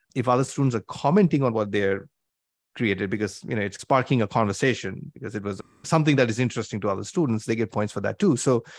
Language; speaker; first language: English; non-native, local second language; Bangla